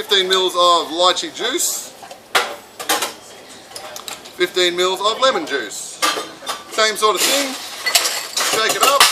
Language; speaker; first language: English; native; English